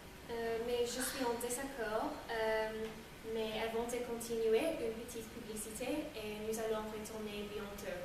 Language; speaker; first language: French; non-native, learner; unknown